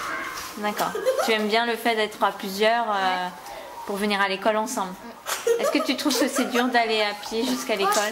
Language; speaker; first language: French; native; French